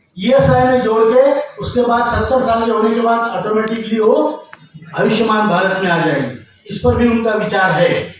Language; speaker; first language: Hindi; non-native, local second language; Marathi